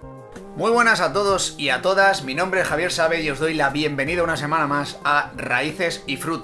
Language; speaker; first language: Spanish; native; Spanish